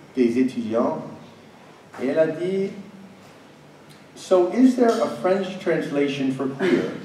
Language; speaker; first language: French; non-native, fluent; English